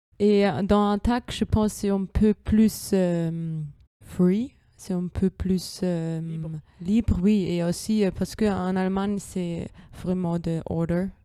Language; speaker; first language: French; non-native, learner; German